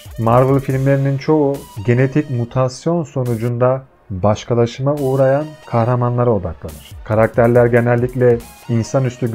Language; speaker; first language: Turkish; native; Turkish